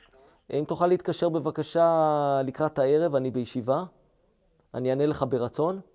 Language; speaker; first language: Hebrew; native; Hebrew